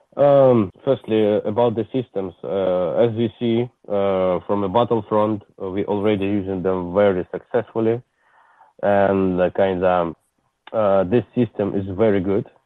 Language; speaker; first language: English; non-native, learner; Ukrainian